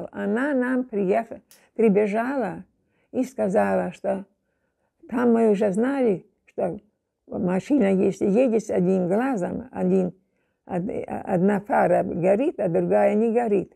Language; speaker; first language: Russian; non-native, local second language; German